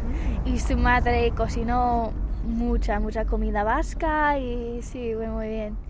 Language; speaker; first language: Spanish; non-native, fluent; English